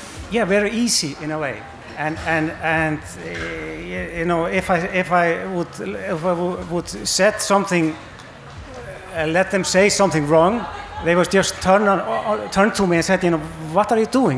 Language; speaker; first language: English; non-native, fluent; Icelandic